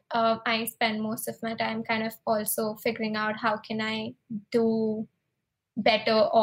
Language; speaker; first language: English; non-native, local second language; Hindi